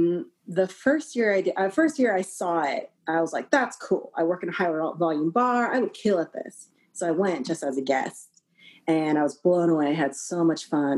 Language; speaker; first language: English; early bilingual, other home language; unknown